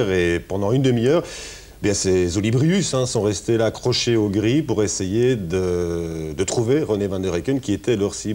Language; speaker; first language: French; native; French